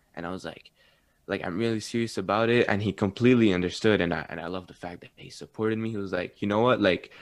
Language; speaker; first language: English; early bilingual, other home language; Arabic